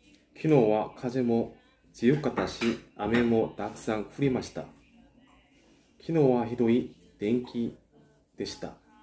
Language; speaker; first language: Japanese; non-native, learner; Korean